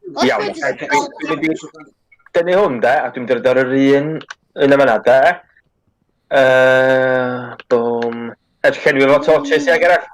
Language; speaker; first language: Welsh; native; Welsh